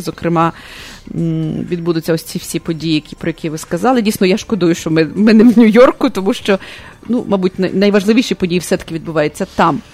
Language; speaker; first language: Ukrainian; native; Ukrainian